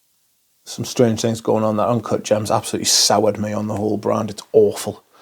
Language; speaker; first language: English; native; English